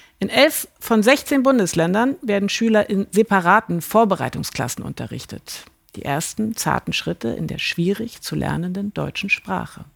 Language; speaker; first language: German; native; German